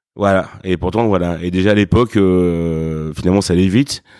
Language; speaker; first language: French; native; French